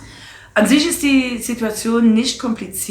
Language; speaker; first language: German; non-native, local second language; Luxembourgish